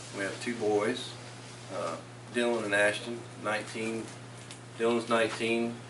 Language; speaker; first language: English; native; English